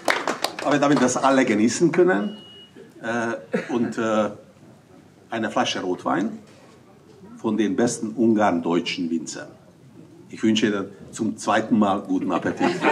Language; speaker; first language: German; non-native, fluent; Hungarian